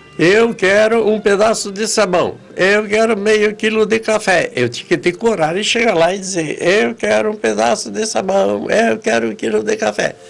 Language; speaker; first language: Portuguese; early bilingual, other home language; Polish